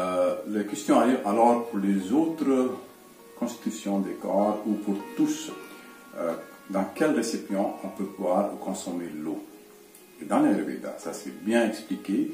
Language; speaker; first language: French; non-native, fluent; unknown